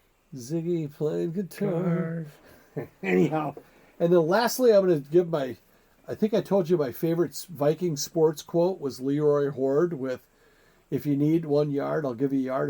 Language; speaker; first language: English; native; English